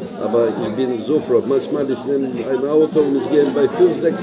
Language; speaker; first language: German; non-native, learner; Albanian